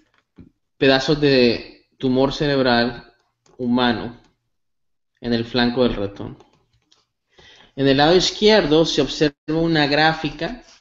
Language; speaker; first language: Spanish; native; Spanish